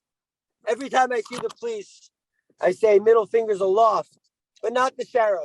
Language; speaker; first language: English; native; English